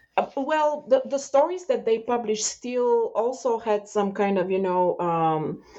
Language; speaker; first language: English; non-native, fluent; Bulgarian